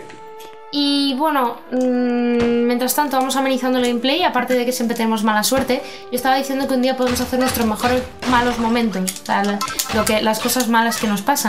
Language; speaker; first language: Spanish; native; Spanish